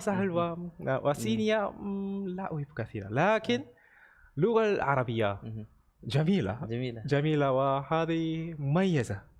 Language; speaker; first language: Arabic; non-native, learner; Korean